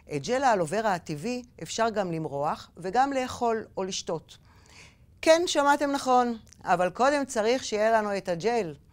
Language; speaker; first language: Hebrew; native; Hebrew